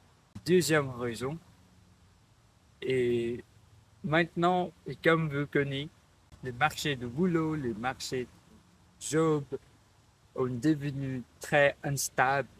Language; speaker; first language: French; non-native, learner; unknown